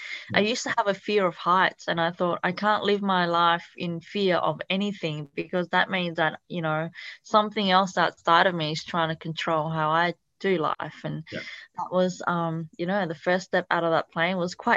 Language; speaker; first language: English; non-native, fluent; Italian